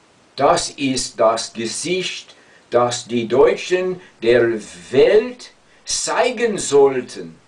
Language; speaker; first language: German; non-native, fluent; English